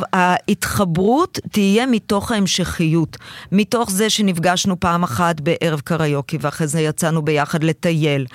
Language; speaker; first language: Hebrew; early bilingual, other home language; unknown